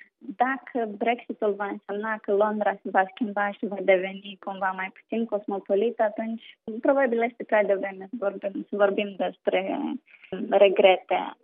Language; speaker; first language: Romanian; native; Romanian